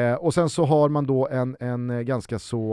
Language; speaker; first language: Swedish; native; Swedish